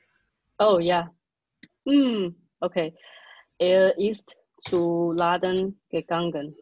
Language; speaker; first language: German; non-native, learner; English